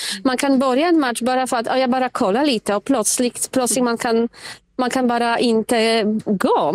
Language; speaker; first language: Swedish; non-native, fluent; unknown